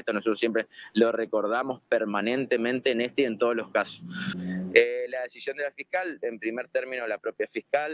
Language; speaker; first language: Spanish; native; Spanish